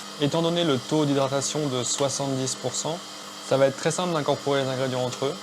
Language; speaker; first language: French; native; French